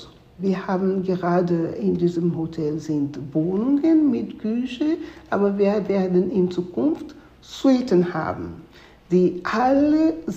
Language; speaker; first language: German; non-native, fluent; Spanish